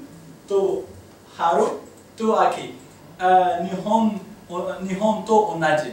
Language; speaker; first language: Japanese; non-native, learner; Arabic